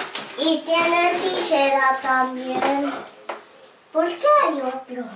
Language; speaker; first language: Spanish; early bilingual, other home language; Haitian Creole